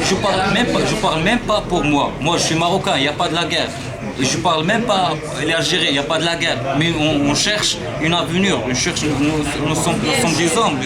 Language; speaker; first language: French; non-native, learner; Arabic